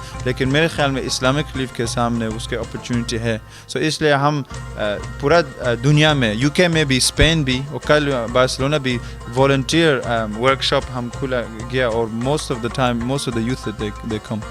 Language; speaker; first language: Hindi; early bilingual, heritage; Hindi